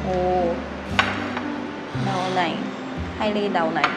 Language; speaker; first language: Vietnamese; non-native, learner; Japanese